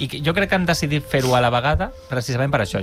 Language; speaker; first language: Catalan; native; Catalan